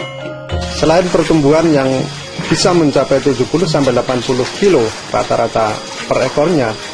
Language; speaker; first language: Indonesian; native; Indonesian